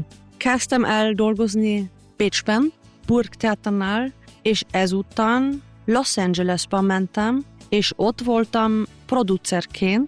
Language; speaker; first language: Hungarian; non-native, fluent; German